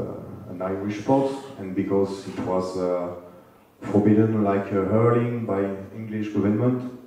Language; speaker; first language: English; non-native, fluent; French